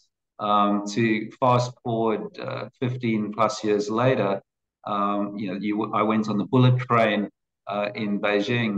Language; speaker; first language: English; native; English